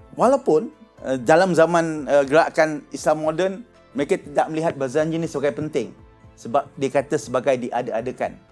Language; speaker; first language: Malay; native; Malay